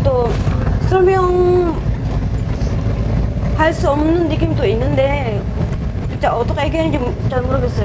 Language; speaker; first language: Korean; non-native, learner; Filipino